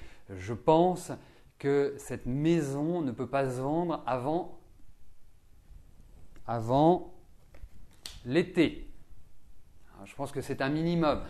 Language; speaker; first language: French; native; French